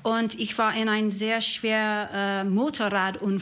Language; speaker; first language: German; non-native, learner; English